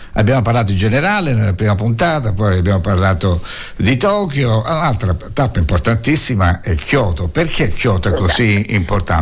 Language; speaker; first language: Italian; native; Italian